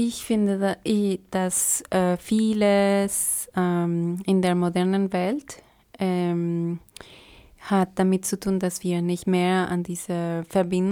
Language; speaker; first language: German; non-native, fluent; Spanish